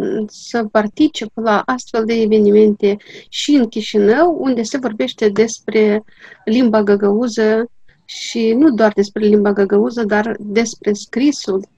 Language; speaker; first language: Romanian; non-native, local second language; Gagauz